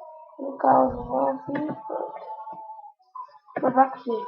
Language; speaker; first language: Spanish; native; Spanish